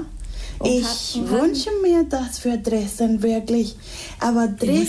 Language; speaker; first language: German; non-native, fluent; Spanish